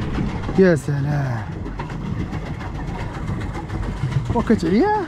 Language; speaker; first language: Arabic; native; Arabic